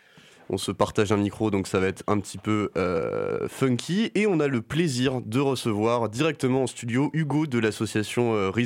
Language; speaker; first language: French; native; French